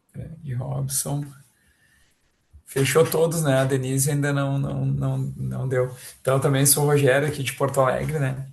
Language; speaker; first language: Portuguese; native; Portuguese